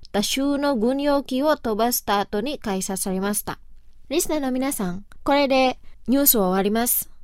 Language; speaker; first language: Japanese; non-native, fluent; Indonesian